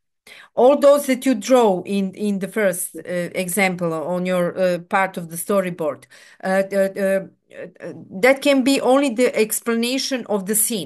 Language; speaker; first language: English; non-native, fluent; Serbian